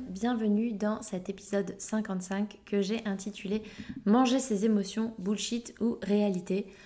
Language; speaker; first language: French; native; French